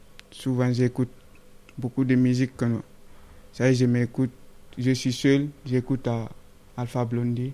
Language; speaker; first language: French; non-native, learner; Fula